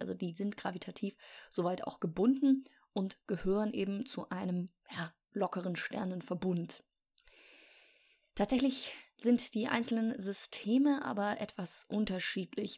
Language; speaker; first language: German; native; German